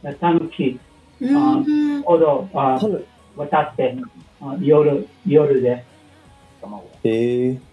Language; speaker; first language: Japanese; non-native, learner; English